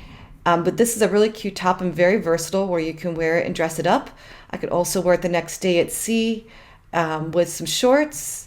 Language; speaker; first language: English; native; English